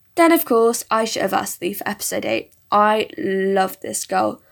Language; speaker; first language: English; early bilingual, other home language; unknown